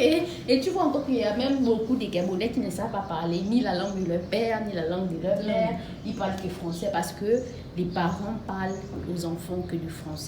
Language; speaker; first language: French; non-native, local second language; Fang